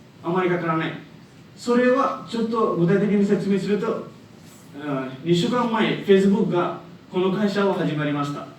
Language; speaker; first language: Japanese; non-native, learner; Bangla